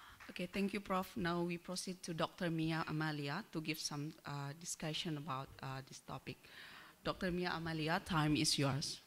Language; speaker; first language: English; non-native, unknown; Indonesian